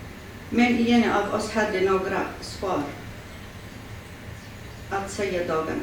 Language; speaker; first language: Swedish; early bilingual, other home language; Assyrian Neo-Aramaic